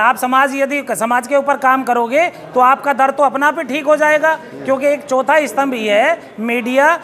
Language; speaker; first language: Hindi; native; Hindi